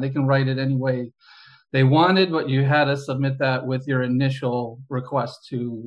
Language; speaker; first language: English; native; English